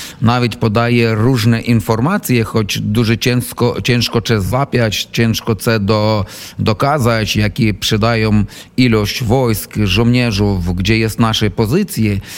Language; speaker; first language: Polish; non-native, learner; Ukrainian